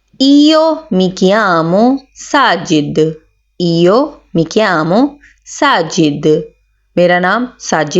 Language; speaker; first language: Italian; non-native, fluent; Urdu